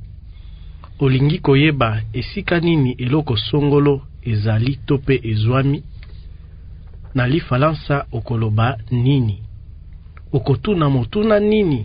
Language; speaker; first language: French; non-native, local second language; Lingala